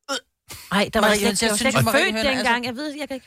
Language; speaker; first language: Danish; native; Danish